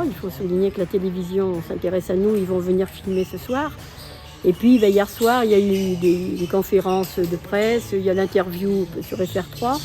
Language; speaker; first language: French; native; French